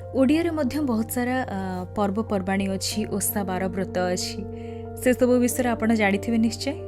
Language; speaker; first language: Odia; native; Odia